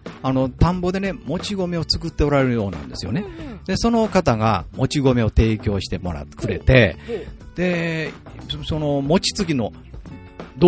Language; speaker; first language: Japanese; native; Japanese